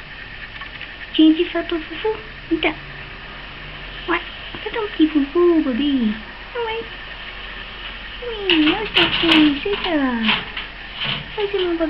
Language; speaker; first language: French; native; French